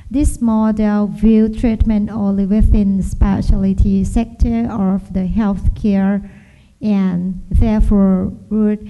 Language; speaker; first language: English; non-native, learner; Thai